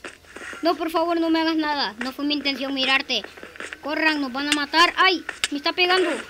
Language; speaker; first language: Spanish; native; Spanish